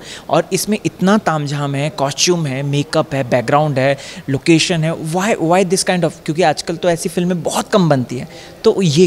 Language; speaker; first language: Hindi; native; Hindi